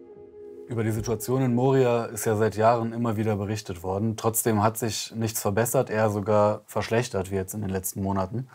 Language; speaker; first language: German; native; German